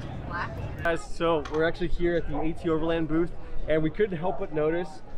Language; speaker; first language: English; native; English